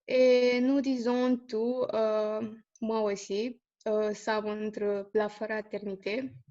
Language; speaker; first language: French; non-native, learner; Romanian